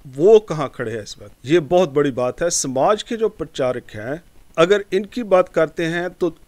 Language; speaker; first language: Hindi; non-native, local second language; Punjabi